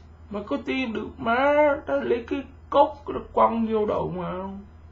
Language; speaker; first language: Vietnamese; early bilingual, other home language; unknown